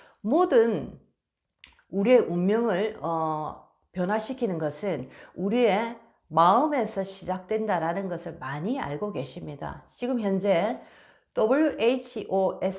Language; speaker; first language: Korean; native; Korean